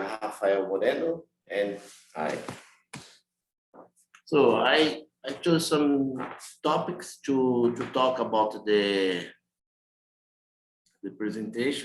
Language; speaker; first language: English; non-native, learner; Portuguese